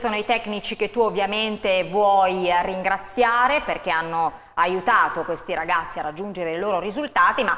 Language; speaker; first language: Italian; native; Italian